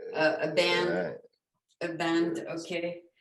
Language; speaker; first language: English; non-native, fluent; French